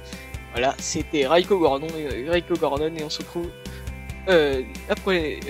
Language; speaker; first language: French; native; French